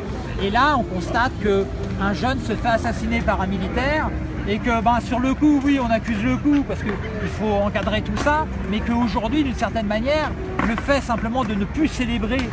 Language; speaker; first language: French; native; French